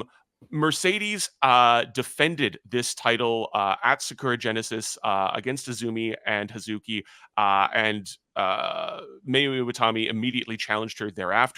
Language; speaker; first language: English; native; English